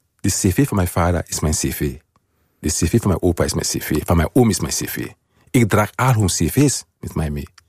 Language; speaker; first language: Dutch; non-native, fluent; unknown